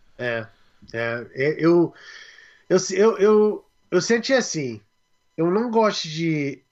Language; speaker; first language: Portuguese; non-native, learner; English